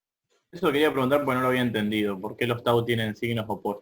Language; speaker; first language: Spanish; native; Spanish